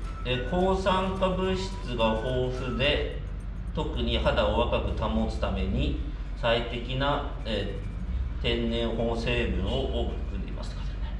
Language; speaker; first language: Japanese; native; Japanese